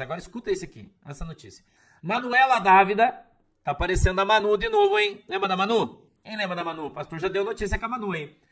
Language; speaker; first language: Portuguese; native; Portuguese